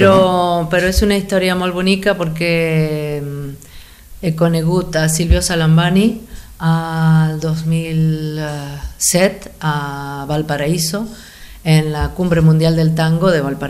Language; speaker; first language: Catalan; non-native, fluent; Spanish